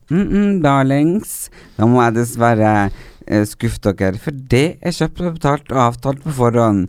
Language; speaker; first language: Norwegian; native; Norwegian